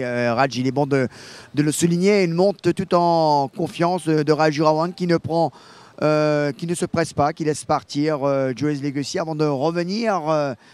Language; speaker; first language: French; non-native, local second language; Morisyen